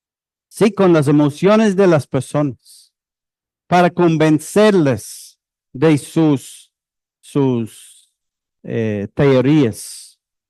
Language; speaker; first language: Spanish; non-native, fluent; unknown